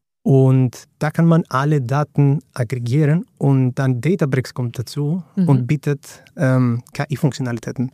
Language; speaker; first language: German; non-native, fluent; Greek